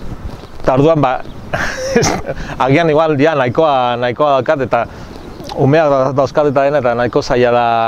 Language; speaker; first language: Basque; non-native, local second language; Spanish